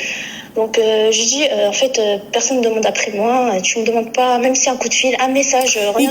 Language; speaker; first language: French; native; French